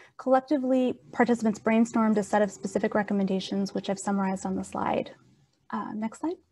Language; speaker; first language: English; native; English